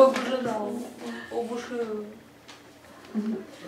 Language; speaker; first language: Chinese; non-native, learner; Russian